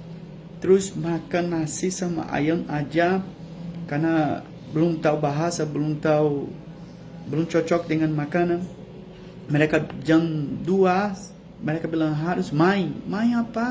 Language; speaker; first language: Indonesian; non-native, fluent; Portuguese